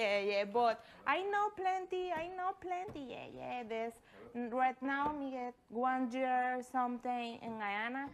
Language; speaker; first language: English; non-native, learner; Spanish